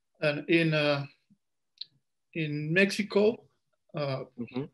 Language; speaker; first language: English; non-native, learner; Spanish